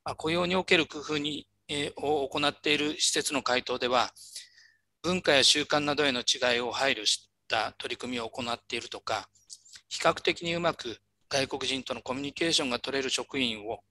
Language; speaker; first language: Japanese; native; Japanese